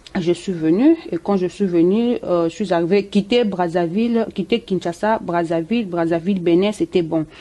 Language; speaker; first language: French; non-native, local second language; Lingala